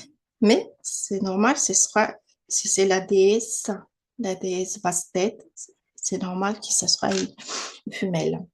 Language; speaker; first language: French; non-native, fluent; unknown